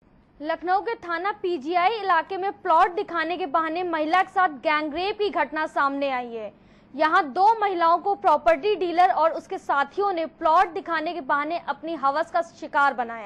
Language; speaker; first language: Hindi; native; Hindi